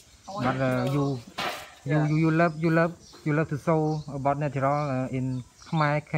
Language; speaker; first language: English; non-native, learner; Khmer